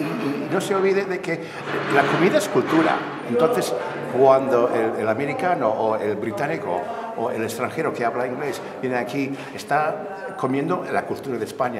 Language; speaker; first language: Spanish; non-native, fluent; English